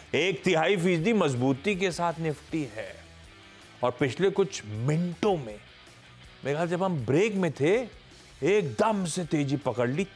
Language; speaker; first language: Hindi; native; Hindi